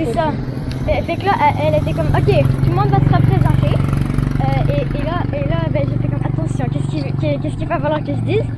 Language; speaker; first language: French; native; French